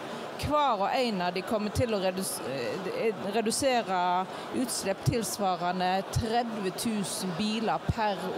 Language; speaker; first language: Norwegian; native; Norwegian